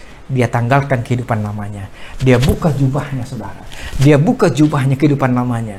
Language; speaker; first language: Indonesian; native; Indonesian